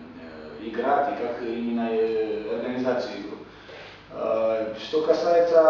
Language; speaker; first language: Russian; non-native, fluent; Romanian